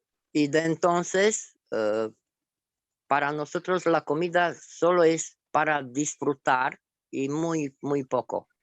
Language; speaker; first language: Spanish; non-native, fluent; Romanian